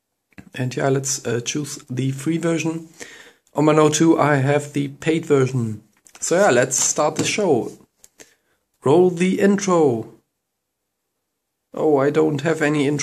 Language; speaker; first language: English; non-native, fluent; German